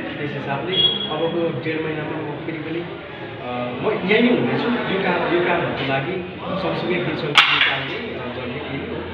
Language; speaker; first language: Nepali; native; Nepali